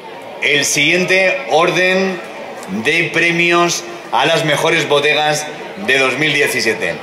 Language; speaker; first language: Spanish; native; Spanish